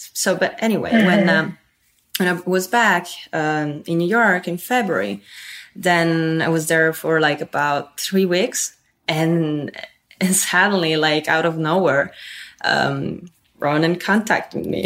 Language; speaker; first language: English; non-native, fluent; Italian